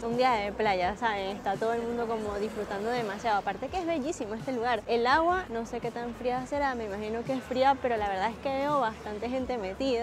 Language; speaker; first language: Spanish; native; Spanish